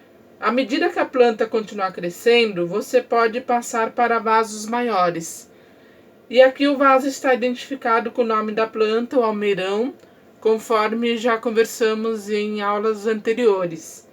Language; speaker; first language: Portuguese; native; Portuguese